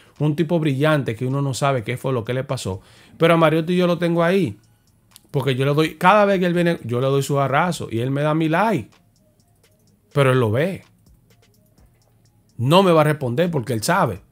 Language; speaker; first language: Spanish; native; Spanish